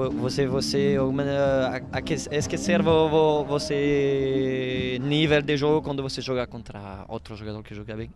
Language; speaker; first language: Portuguese; non-native, learner; French